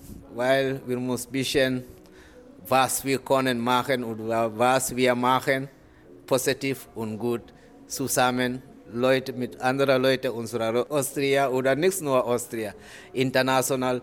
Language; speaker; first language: German; non-native, learner; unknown